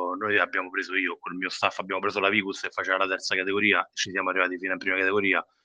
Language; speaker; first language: Italian; native; Italian